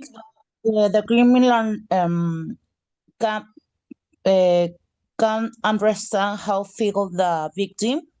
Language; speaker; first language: English; non-native, learner; Spanish